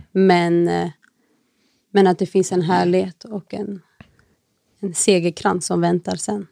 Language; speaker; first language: Swedish; early bilingual, other home language; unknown